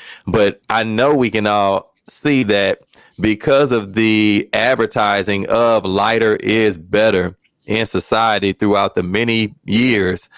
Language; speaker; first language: English; native; English